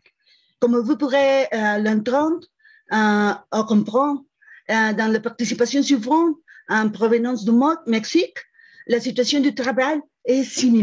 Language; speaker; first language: French; non-native, fluent; Spanish